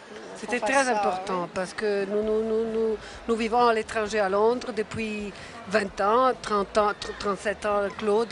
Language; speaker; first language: French; non-native, fluent; Italian